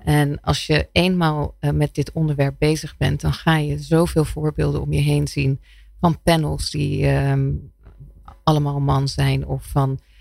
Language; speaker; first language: Dutch; non-native, fluent; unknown